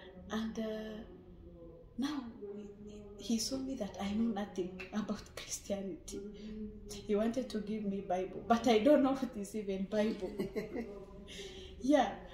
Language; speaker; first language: English; non-native, local second language; Swahili